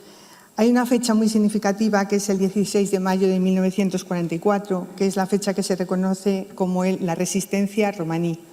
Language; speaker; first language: Spanish; native; Spanish